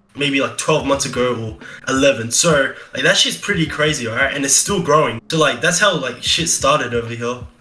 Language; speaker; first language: English; native; English